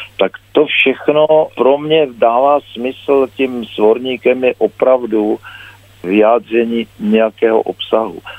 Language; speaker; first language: Czech; native; Czech